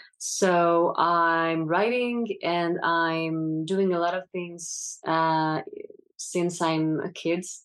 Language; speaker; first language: English; non-native, fluent; French